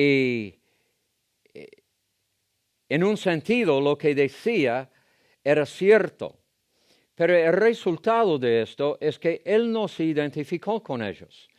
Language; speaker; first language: Spanish; non-native, fluent; English